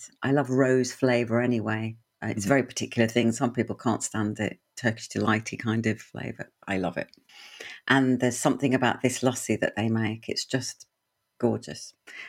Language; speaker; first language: English; native; English